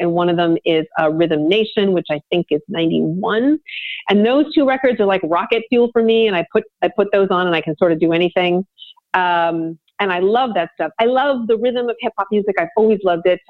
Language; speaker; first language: English; native; English